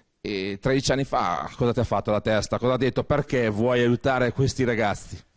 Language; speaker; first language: Italian; native; Italian